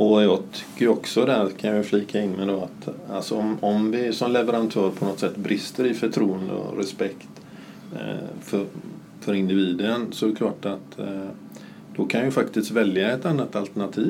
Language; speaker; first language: Swedish; native; Swedish